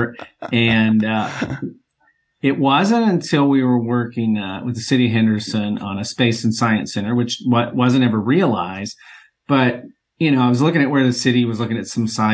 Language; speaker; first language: English; native; English